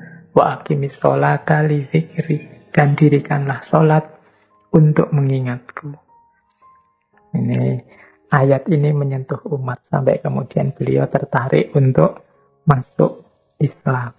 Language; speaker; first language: Indonesian; native; Indonesian